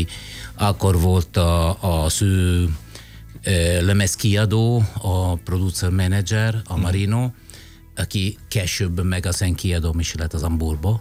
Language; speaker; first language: Hungarian; non-native, fluent; Italian